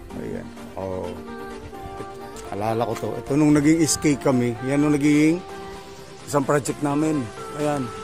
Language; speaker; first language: Filipino; non-native, local second language; Bikol